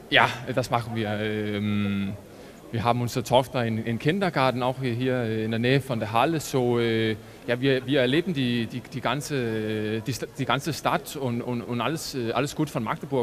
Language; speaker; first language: German; non-native, learner; Danish